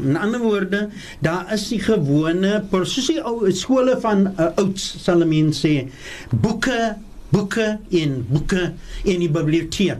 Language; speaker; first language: Afrikaans; early bilingual, heritage; Afrikaans